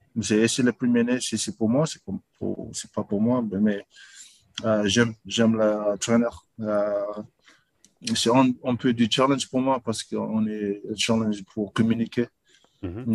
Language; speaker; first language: French; non-native, learner; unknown